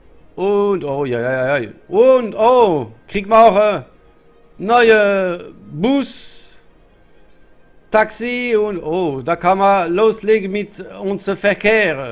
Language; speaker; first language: German; non-native, learner; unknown